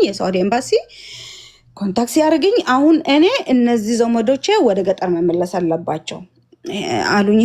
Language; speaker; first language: Amharic; non-native, fluent; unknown